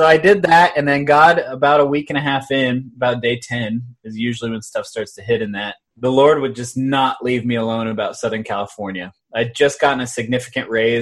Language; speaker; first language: English; native; English